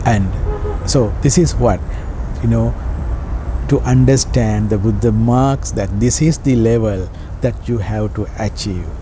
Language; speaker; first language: English; non-native, local second language; Sinhala